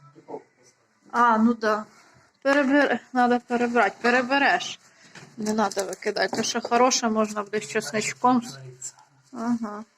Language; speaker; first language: Ukrainian; native; Ukrainian